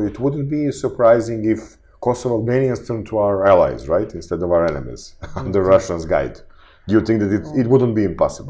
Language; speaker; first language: English; non-native, fluent; Serbian